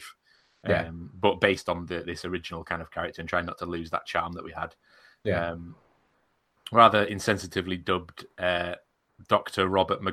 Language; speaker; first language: English; native; English